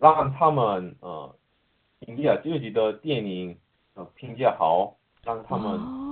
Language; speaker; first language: Chinese; non-native, learner; Korean